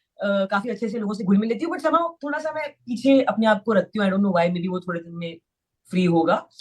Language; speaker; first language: Hindi; native; Hindi